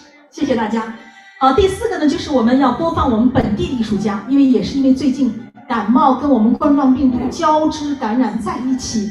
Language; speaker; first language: Chinese; native; Chinese